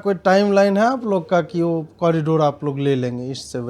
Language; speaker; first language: Hindi; native; Hindi